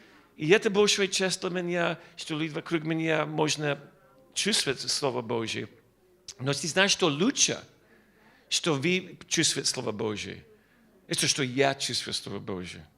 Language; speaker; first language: Russian; non-native, learner; English